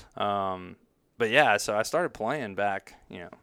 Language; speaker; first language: English; native; English